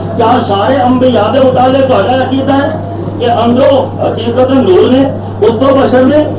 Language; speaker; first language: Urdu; non-native, local second language; Punjabi